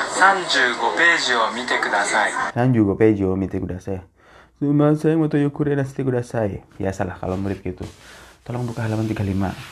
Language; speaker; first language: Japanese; non-native, fluent; Indonesian